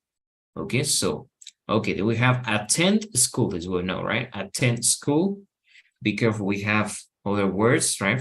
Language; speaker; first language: English; non-native, fluent; Spanish